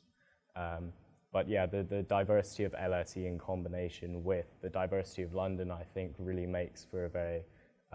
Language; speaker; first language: English; native; English